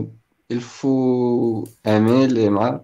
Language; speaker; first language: French; non-native, local second language; Arabic